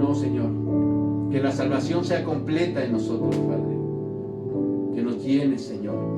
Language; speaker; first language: Spanish; native; Spanish